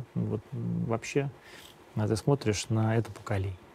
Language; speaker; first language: Russian; native; Russian